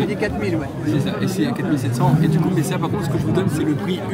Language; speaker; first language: French; native; French